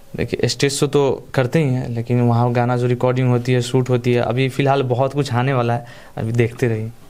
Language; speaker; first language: Hindi; native; Hindi